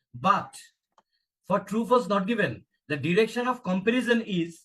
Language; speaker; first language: English; non-native, local second language; Bangla